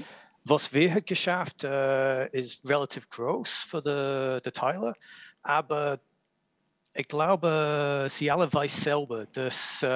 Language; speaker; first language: German; non-native, learner; English